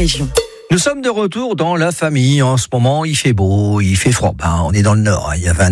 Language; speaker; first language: French; native; French